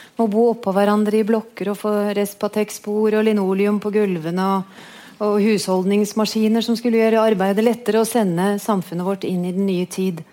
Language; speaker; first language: Norwegian; native; Norwegian